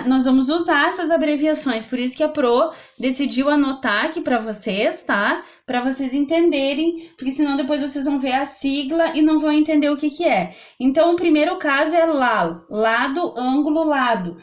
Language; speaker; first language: Portuguese; native; Portuguese